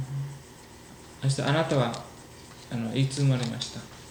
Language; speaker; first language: Japanese; early bilingual, heritage; Japanese